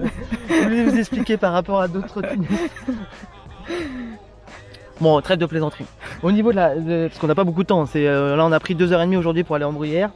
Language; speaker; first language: French; native; French